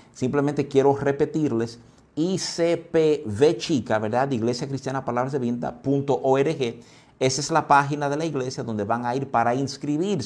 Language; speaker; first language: Spanish; native; Spanish